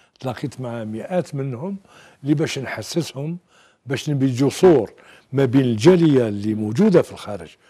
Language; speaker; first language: Arabic; native; Arabic